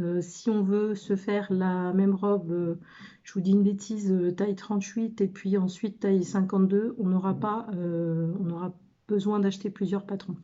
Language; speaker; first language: French; native; French